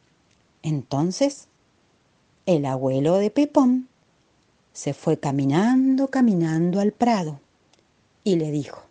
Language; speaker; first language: Spanish; native; Spanish